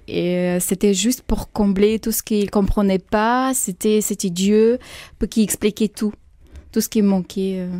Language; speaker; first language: French; non-native, fluent; Russian